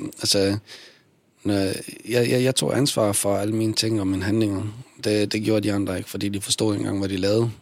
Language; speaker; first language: Danish; early bilingual, other home language; Bosnian